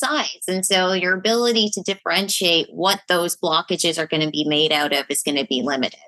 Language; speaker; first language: English; native; English